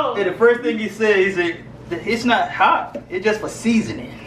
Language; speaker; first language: English; native; English